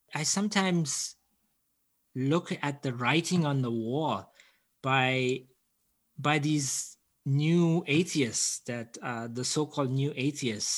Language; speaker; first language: English; native; English